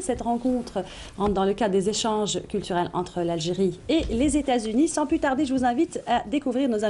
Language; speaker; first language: French; native; French